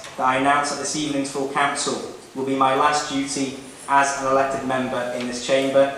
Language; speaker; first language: English; native; English